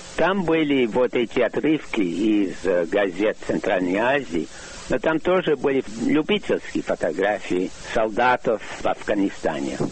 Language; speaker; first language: Russian; non-native, fluent; English